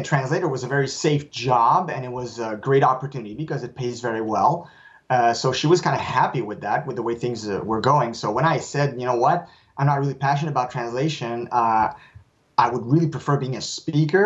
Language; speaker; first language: English; non-native, fluent; French